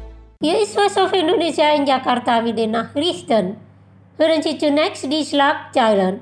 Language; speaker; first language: German; non-native, fluent; Indonesian